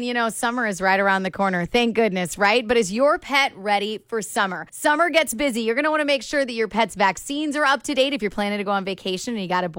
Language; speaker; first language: English; native; English